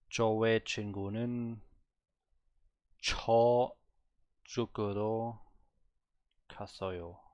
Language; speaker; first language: Korean; non-native, learner; German